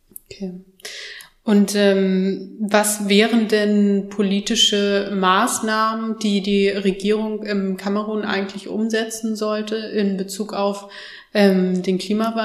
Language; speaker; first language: German; native; German